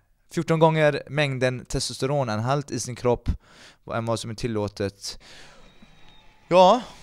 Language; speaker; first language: Swedish; native; Swedish